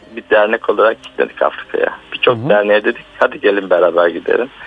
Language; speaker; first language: Turkish; native; Turkish